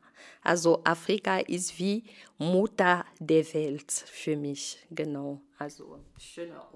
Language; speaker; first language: German; non-native, fluent; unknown